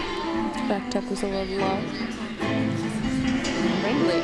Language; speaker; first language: English; native; English